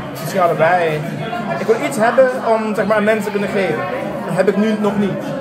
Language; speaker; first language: Dutch; non-native, local second language; Papiamento